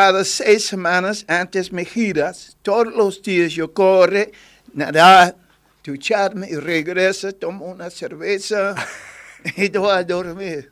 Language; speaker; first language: Spanish; non-native, learner; English